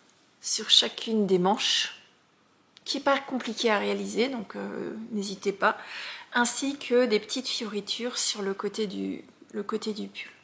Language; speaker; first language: French; native; French